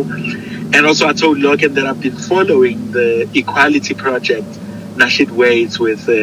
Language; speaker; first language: English; non-native, local second language; Zulu